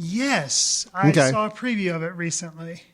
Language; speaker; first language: English; native; English